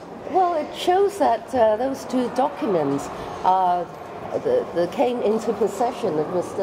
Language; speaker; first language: English; non-native, local second language; Cantonese